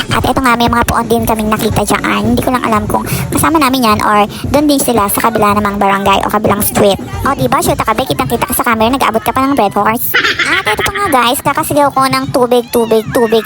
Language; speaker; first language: Filipino; native; Filipino